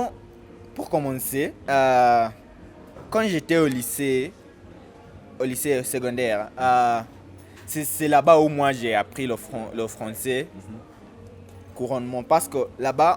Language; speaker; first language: French; non-native, fluent; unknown